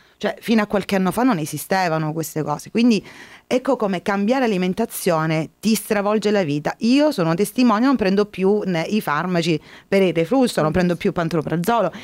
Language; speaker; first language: Italian; native; Italian